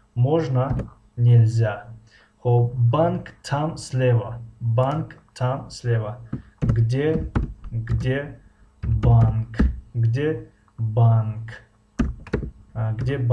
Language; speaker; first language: Russian; non-native, fluent; Tajik